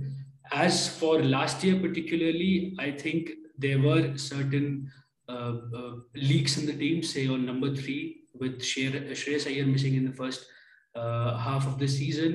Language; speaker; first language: English; non-native, local second language; Hindi